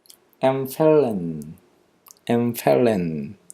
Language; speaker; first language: German; non-native, fluent; Korean